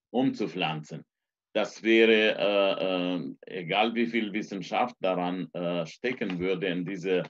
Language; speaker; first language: German; non-native, fluent; Romanian